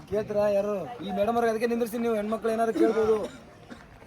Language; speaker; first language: Kannada; native; Kannada